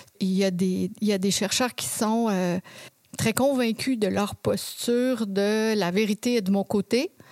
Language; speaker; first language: French; native; French